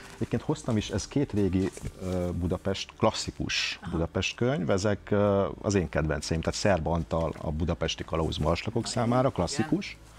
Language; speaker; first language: Hungarian; native; Hungarian